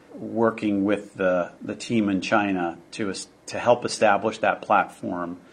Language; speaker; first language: English; native; English